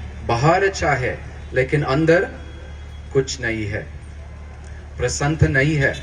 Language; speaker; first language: Hindi; non-native, learner; English